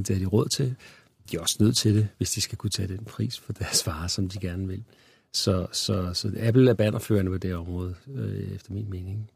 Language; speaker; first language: Danish; native; Danish